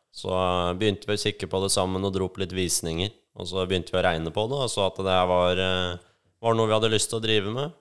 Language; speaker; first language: Norwegian; native; Norwegian